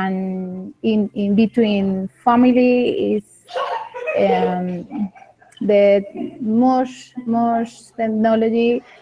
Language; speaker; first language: English; non-native, learner; Spanish